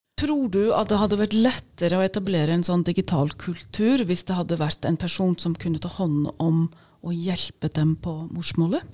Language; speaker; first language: Norwegian; native; Norwegian